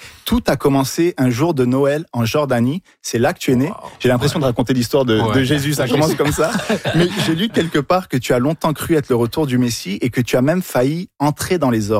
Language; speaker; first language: French; native; French